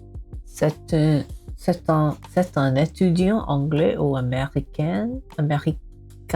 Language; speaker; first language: French; non-native, learner; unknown